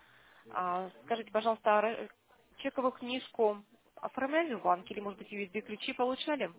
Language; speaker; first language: Russian; native; Russian